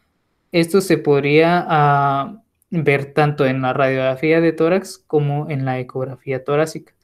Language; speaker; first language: Spanish; native; Spanish